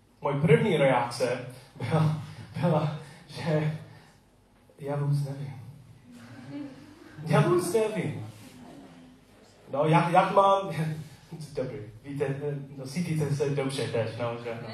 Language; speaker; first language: Czech; non-native, learner; English